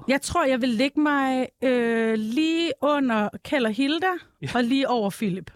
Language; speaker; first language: Danish; native; Danish